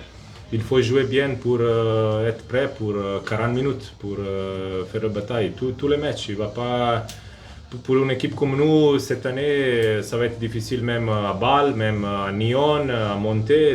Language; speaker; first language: French; non-native, fluent; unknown